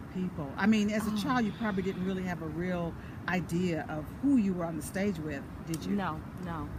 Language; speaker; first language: English; native; English